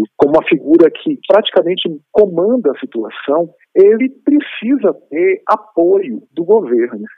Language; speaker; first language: Portuguese; native; Portuguese